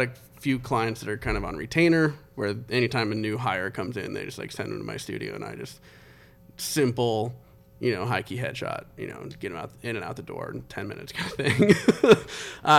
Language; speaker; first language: English; native; English